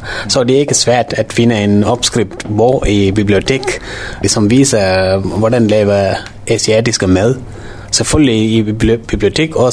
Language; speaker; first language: Danish; non-native, learner; Tamil